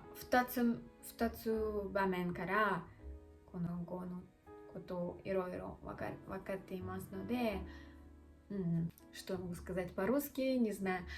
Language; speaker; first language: Japanese; non-native, learner; Russian